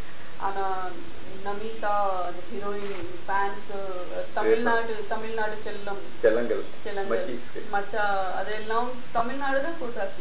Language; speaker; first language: Tamil; non-native, learner; Gujarati